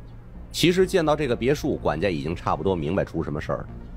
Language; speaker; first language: Chinese; native; Chinese